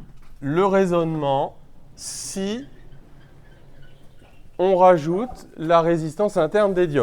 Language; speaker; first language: French; native; French